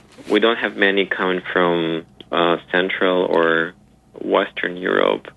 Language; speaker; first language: English; non-native, fluent; Ukrainian